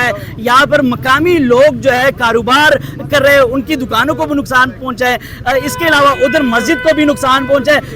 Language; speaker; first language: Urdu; non-native, local second language; Pashto